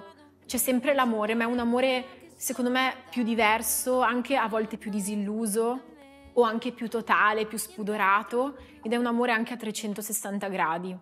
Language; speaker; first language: Italian; native; Italian